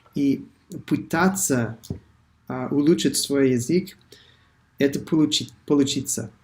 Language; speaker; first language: Russian; non-native, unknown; English